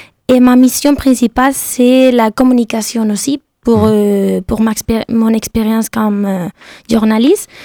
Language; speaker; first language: French; non-native, fluent; Spanish